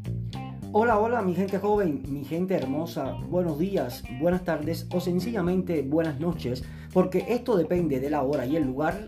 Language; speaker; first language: Spanish; native; Spanish